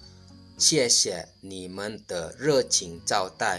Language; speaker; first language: Chinese; non-native, fluent; Lao